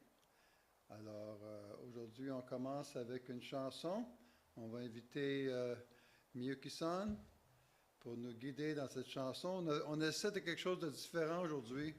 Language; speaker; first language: French; native; French